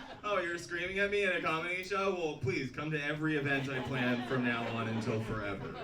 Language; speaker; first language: English; native; English